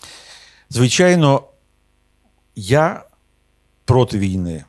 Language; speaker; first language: Ukrainian; non-native, local second language; Russian